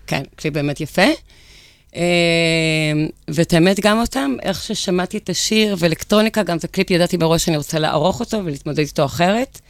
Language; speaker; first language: Hebrew; native; Hebrew